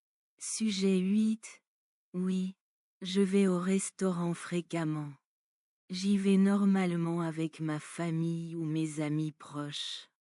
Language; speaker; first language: French; non-native, learner; Bangla